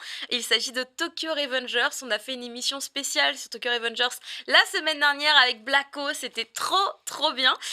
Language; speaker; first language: French; native; French